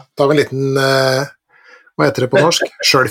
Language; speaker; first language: Norwegian; native; Norwegian